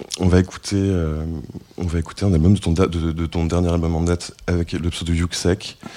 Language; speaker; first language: French; native; French